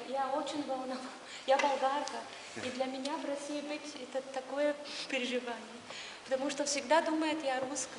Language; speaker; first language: Russian; non-native, learner; Bulgarian